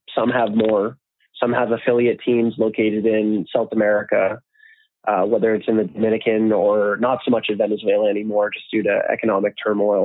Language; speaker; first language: English; native; English